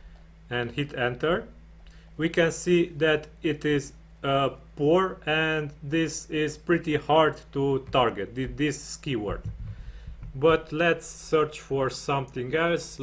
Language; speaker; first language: English; non-native, fluent; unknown